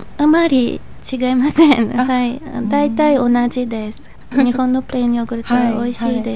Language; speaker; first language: Japanese; non-native, fluent; Bulgarian